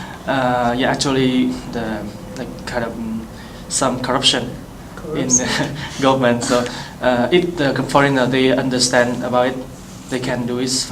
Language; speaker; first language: English; non-native, learner; Vietnamese